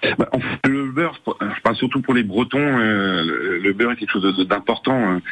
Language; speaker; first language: French; native; French